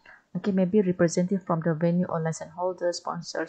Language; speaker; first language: English; non-native, local second language; Malay